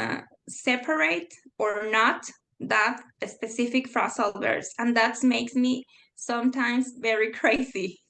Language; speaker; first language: English; non-native, fluent; Spanish